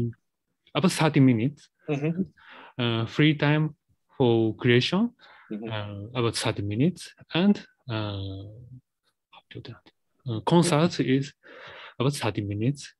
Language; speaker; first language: English; non-native, learner; Japanese